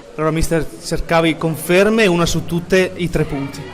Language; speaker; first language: Italian; native; Italian